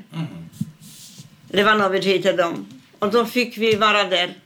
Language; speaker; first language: Swedish; non-native, fluent; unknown